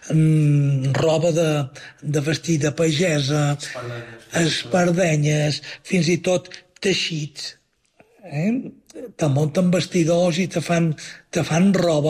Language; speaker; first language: Catalan; native; Catalan